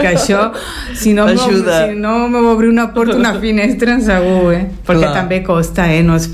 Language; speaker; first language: Catalan; early bilingual, heritage; Spanish